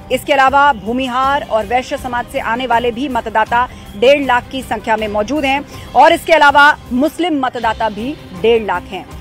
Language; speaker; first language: Hindi; native; Hindi